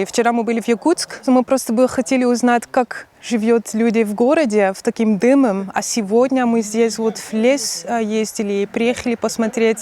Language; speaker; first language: Russian; non-native, learner; Dutch